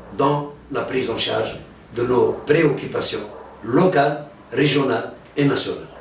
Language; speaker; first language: French; non-native, local second language; Arabic